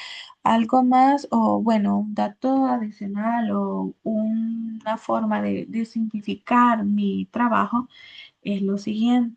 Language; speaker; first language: Spanish; native; Spanish